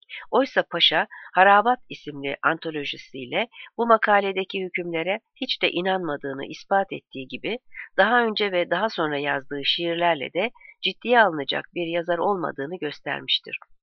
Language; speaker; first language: Turkish; native; Turkish